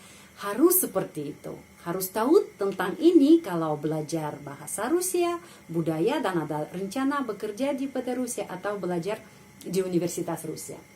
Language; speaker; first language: Indonesian; non-native, fluent; Russian